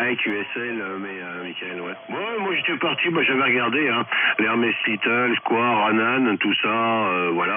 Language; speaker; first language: French; native; French